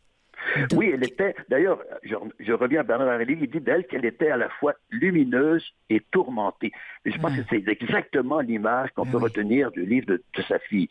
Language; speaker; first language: French; native; French